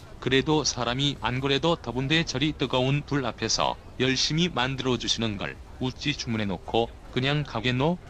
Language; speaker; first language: Korean; native; Korean